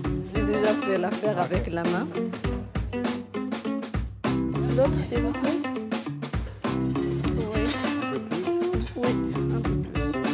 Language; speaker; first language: French; non-native, fluent; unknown